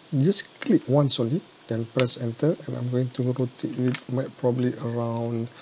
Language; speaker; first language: English; non-native, local second language; Malay